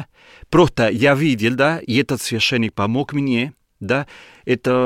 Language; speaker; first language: Russian; non-native, learner; Spanish